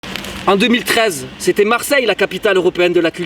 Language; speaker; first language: French; native; French